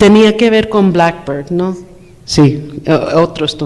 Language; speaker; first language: Spanish; non-native, fluent; English